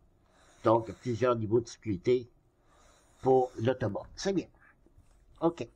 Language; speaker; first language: French; native; French